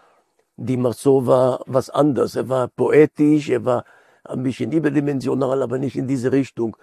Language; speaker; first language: German; non-native, fluent; Hebrew